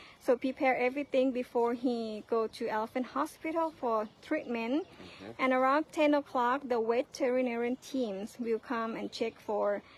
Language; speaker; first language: English; non-native, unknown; Thai